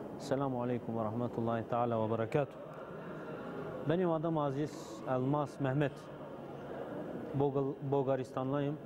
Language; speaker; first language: Turkish; non-native, fluent; Bulgarian